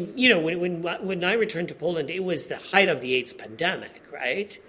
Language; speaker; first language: English; non-native, fluent; Polish